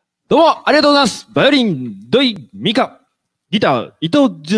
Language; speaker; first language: Japanese; native; Japanese